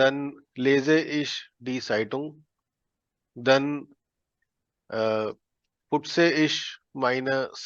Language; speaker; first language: German; non-native, fluent; Hindi